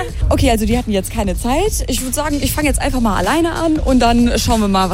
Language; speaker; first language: German; native; German